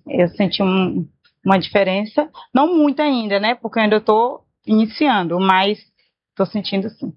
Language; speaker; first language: Portuguese; native; Portuguese